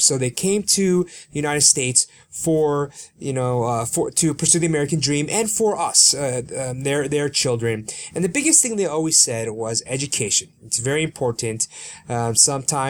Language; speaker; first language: English; early bilingual, other home language; Korean